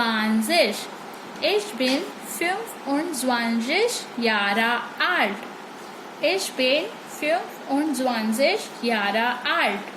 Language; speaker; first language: German; non-native, learner; Hindi